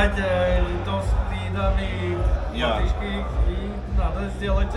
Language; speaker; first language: Russian; non-native, local second language; Lithuanian